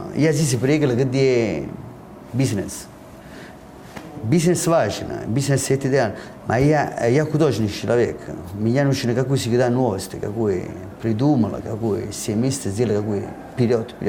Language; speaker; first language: Russian; non-native, learner; Italian